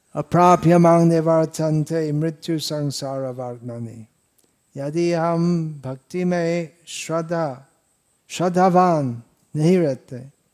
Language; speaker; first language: Hindi; non-native, fluent; English